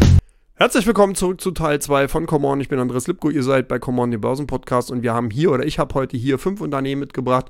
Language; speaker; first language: German; native; German